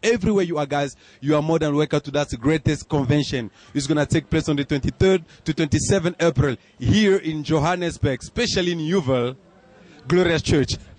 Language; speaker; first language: English; non-native, fluent; Lingala